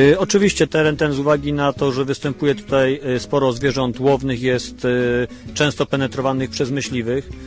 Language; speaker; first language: Polish; native; Polish